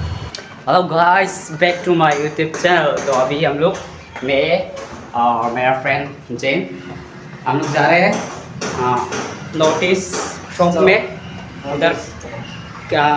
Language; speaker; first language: Hindi; non-native, local second language; Mizo